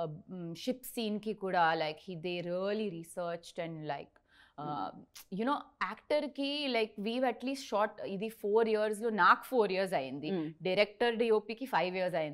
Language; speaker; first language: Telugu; non-native, learner; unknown